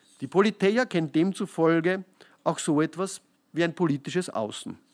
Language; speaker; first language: German; native; German